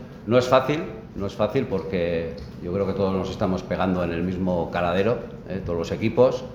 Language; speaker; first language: Spanish; native; Spanish